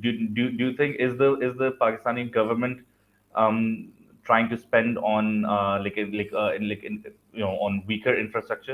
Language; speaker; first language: English; non-native, local second language; Urdu